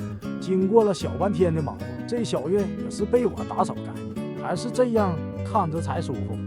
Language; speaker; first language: Chinese; native; Chinese